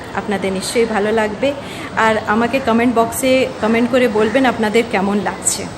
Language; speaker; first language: Bangla; early bilingual, heritage; Bangla